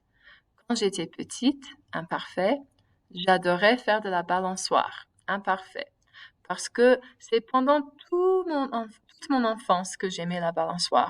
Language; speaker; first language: French; non-native, fluent; English